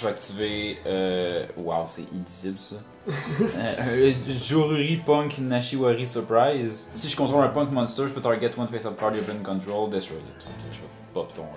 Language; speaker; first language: French; native; French